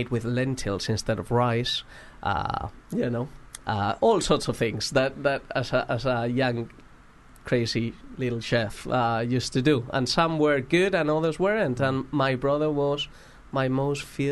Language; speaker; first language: English; non-native, fluent; Spanish